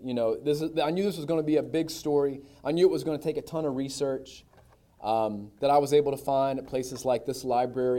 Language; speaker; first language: English; native; English